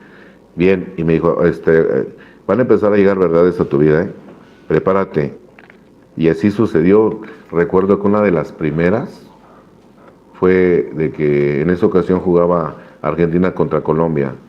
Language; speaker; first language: Spanish; native; Spanish